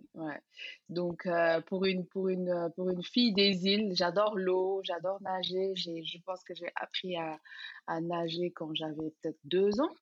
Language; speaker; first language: French; non-native, local second language; Serer